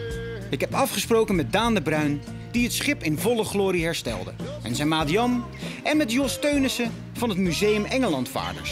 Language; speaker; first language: Dutch; native; Dutch